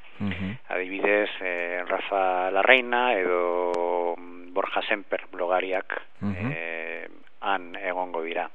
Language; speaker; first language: Basque; non-native, learner; Spanish